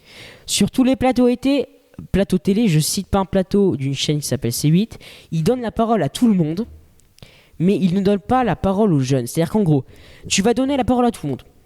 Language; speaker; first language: French; native; French